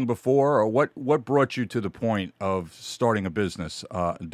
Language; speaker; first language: English; native; English